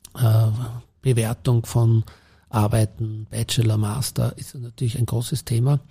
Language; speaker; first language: German; native; German